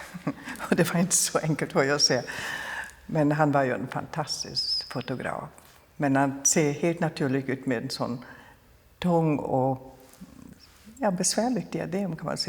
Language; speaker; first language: Swedish; non-native, fluent; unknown